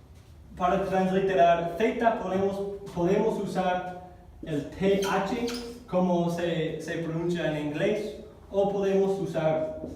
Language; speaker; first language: Spanish; non-native, fluent; English